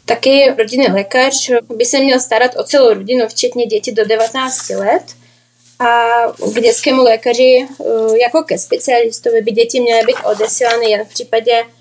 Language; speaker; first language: Czech; non-native, fluent; Ukrainian